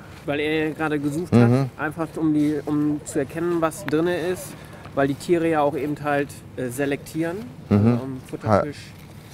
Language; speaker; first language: German; native; German